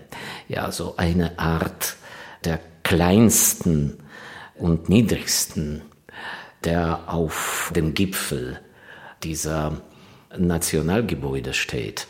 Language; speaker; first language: German; non-native, fluent; Ukrainian